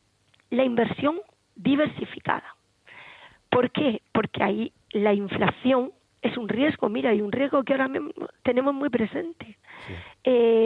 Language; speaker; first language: Spanish; native; Spanish